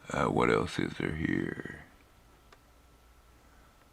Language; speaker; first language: English; native; English